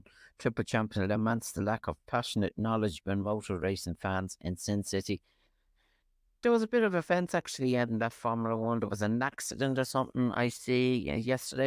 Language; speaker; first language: English; native; English